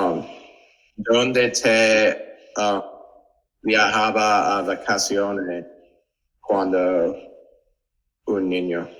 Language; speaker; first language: Spanish; non-native, learner; English